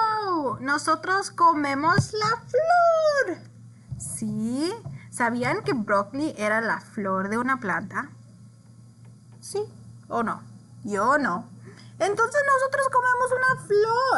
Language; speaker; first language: Spanish; early bilingual, heritage; English